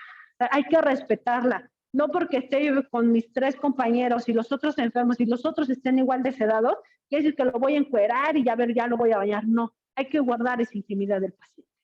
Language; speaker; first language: Spanish; native; Spanish